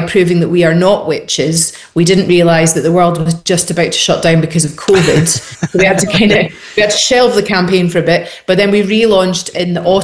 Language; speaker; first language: English; native; English